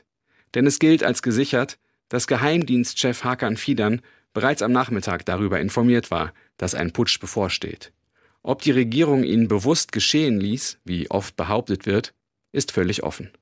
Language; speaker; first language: German; native; German